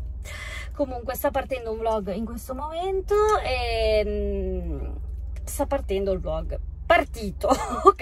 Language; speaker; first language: Italian; native; Italian